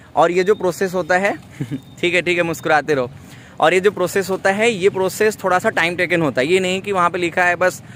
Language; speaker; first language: Hindi; native; Hindi